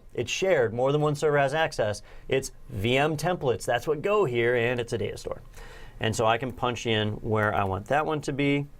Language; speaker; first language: English; native; English